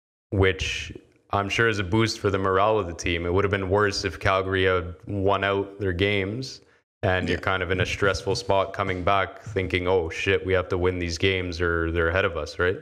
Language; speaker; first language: English; native; English